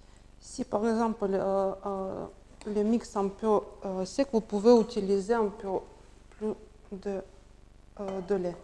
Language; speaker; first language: French; non-native, learner; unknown